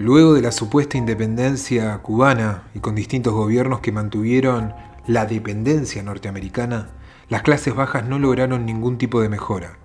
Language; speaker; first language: Spanish; native; Spanish